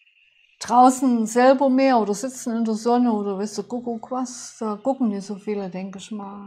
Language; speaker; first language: German; native; German